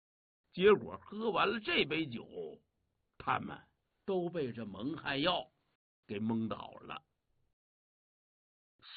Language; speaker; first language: Chinese; native; Chinese